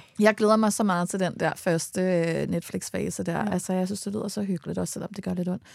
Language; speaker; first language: Danish; native; Danish